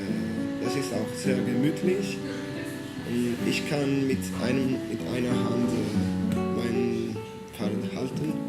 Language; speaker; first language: German; non-native, fluent; Italian